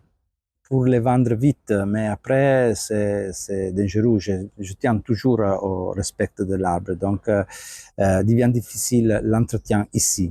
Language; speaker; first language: French; non-native, fluent; Italian